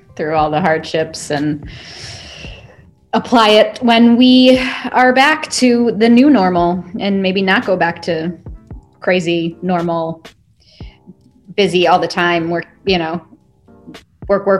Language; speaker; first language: English; native; English